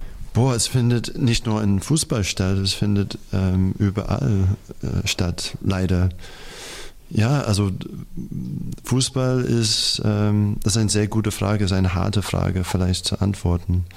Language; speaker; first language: German; non-native, fluent; English